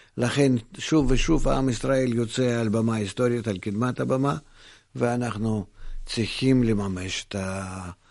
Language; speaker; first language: Hebrew; non-native, fluent; Russian